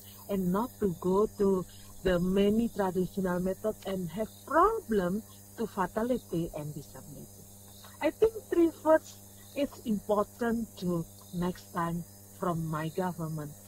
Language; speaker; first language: English; non-native, learner; Indonesian